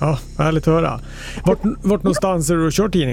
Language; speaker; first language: Swedish; native; Swedish